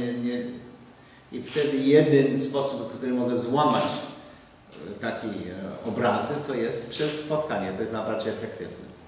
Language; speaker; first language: Polish; non-native, learner; English